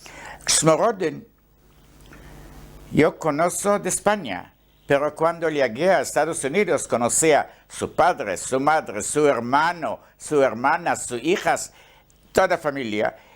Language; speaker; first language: Spanish; non-native, learner; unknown